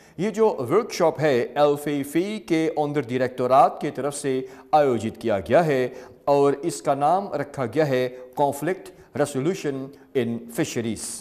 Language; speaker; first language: Hindi; early bilingual, heritage; Hindi